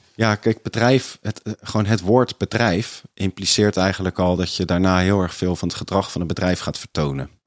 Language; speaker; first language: Dutch; native; Dutch